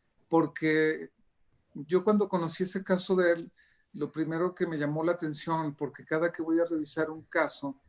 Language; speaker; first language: Spanish; native; Spanish